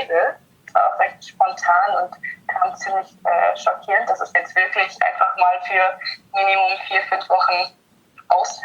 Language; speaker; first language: German; native; German